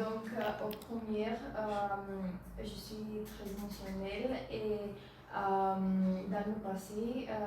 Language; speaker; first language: French; non-native, learner; Bulgarian